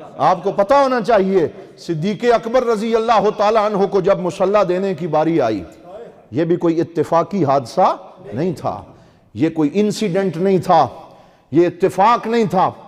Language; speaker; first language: Urdu; non-native, local second language; Punjabi